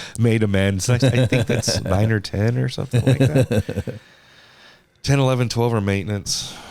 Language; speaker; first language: English; native; English